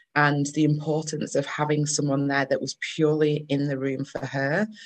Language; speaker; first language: English; native; English